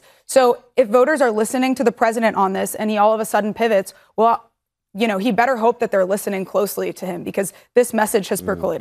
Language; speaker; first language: English; native; English